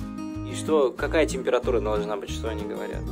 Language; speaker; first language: Russian; native; Russian